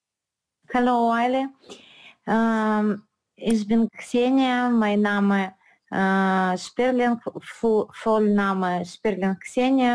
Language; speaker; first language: German; non-native, learner; Russian